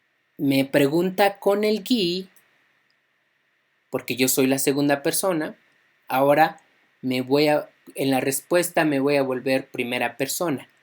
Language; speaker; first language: Spanish; non-native, local second language; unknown